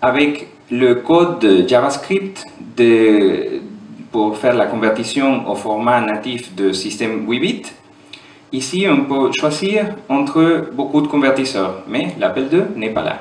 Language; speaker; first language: French; non-native, fluent; German